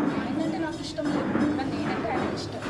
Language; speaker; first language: Telugu; non-native, learner; Odia